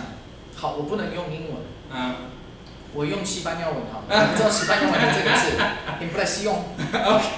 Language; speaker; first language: Chinese; non-native, fluent; English